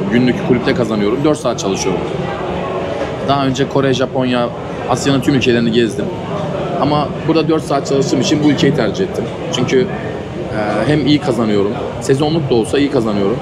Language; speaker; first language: Turkish; native; Turkish